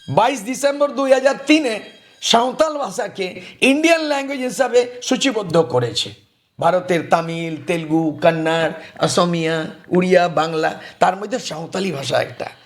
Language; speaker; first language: Bangla; non-native, local second language; Santali